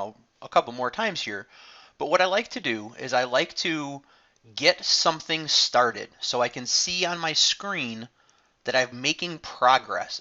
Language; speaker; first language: English; native; English